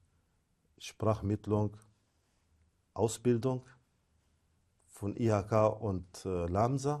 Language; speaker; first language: German; non-native, fluent; Arabic